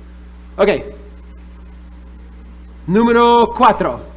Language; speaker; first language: Spanish; non-native, fluent; English